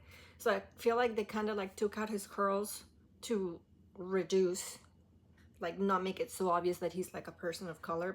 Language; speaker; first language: English; early bilingual, other home language; Spanish